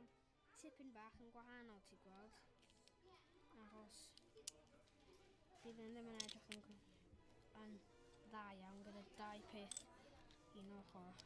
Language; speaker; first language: Welsh; non-native, local second language; English